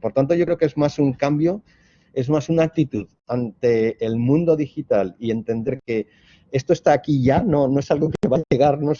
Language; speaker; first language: Spanish; native; Spanish